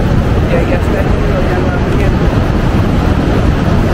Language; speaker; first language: Spanish; native; Spanish